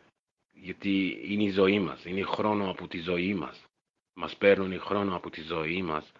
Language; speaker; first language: Greek; non-native, fluent; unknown